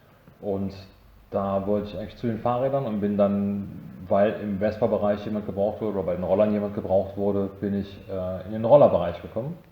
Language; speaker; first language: German; native; German